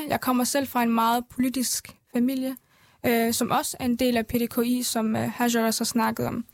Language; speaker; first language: Danish; early bilingual, other home language; Central Kurdish